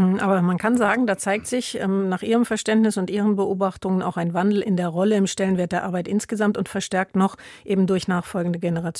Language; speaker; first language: German; native; German